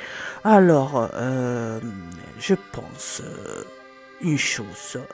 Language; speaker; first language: French; non-native, learner; Italian